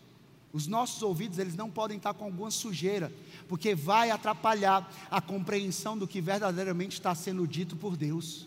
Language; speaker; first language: Portuguese; native; Portuguese